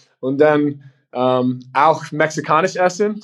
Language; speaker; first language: German; non-native, learner; English